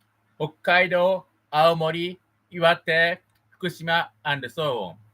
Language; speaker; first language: English; non-native, learner; Japanese